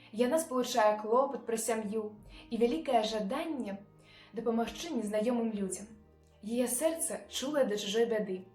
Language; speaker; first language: Belarusian; non-native, local second language; Russian